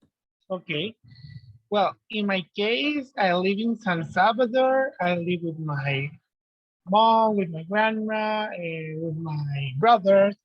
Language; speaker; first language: English; non-native, learner; Spanish